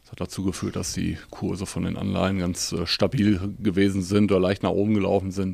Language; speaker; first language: German; native; German